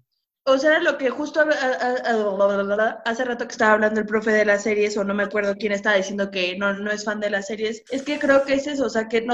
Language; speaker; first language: Spanish; native; Spanish